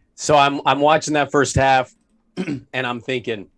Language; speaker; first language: English; native; English